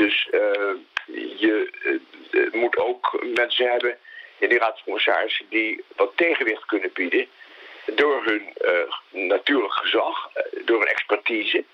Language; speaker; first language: Dutch; native; Dutch